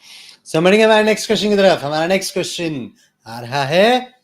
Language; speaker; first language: Hindi; native; Hindi